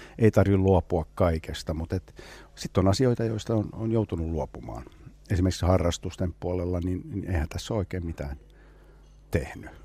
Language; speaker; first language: Finnish; non-native, local second language; Swedish